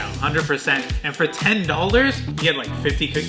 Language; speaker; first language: English; native; English